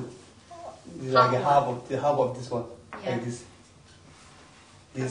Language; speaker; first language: English; non-native, learner; Tibetan